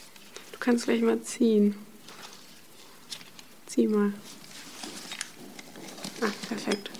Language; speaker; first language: German; native; German